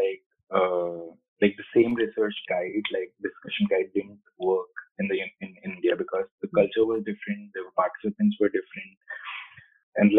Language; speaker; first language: English; non-native, local second language; Hindi